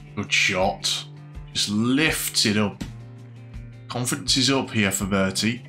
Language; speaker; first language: English; native; English